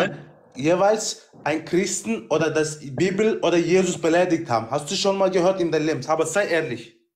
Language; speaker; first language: German; non-native, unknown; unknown